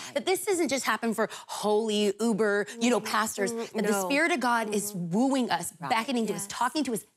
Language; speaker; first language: English; native; English